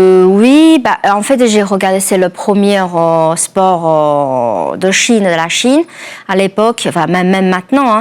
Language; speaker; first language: French; non-native, fluent; Chinese